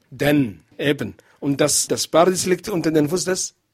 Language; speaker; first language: German; non-native, learner; Arabic